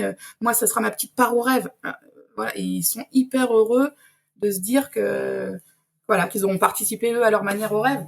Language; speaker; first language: French; native; French